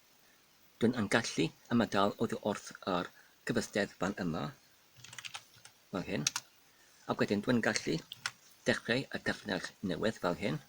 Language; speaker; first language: Welsh; non-native, learner; Polish